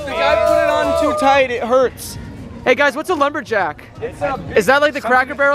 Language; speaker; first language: English; native; English